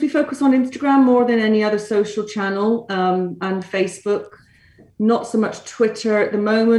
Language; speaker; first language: English; native; English